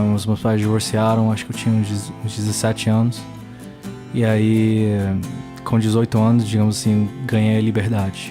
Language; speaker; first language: Portuguese; early bilingual, heritage; English